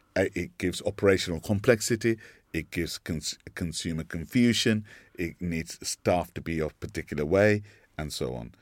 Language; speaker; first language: English; non-native, local second language; Sinhala